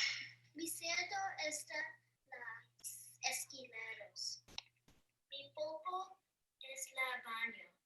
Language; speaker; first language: Spanish; non-native, learner; English